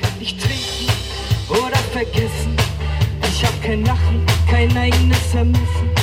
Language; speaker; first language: German; native; German